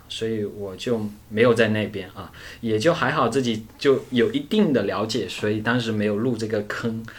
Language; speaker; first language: Chinese; native; Chinese